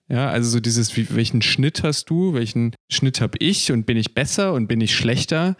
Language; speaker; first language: German; native; German